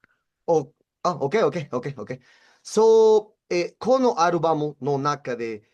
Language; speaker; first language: Japanese; non-native, learner; Spanish